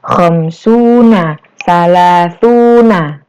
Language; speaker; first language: Arabic; non-native, learner; Indonesian